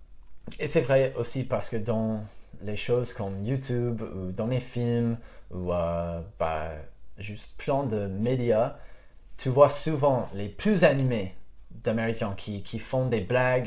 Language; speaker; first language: French; non-native, fluent; English